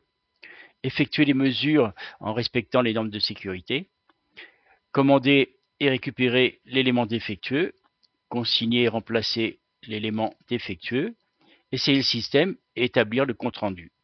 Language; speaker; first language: French; native; French